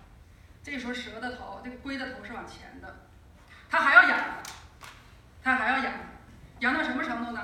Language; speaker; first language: Chinese; native; Chinese